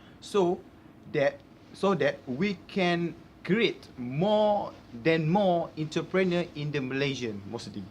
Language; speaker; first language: English; non-native, learner; Malay